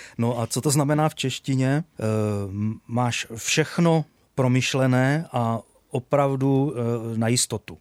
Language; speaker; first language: Czech; native; Czech